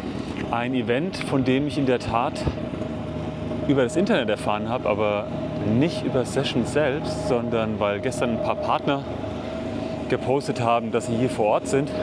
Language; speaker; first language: German; native; German